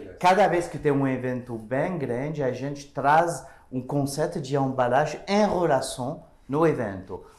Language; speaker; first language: Portuguese; non-native, fluent; French